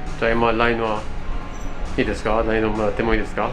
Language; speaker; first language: Japanese; non-native, learner; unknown